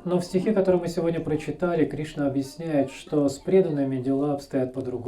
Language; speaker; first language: Russian; native; Russian